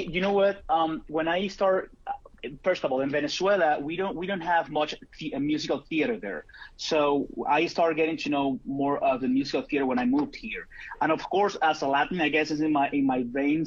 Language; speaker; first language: English; non-native, fluent; Spanish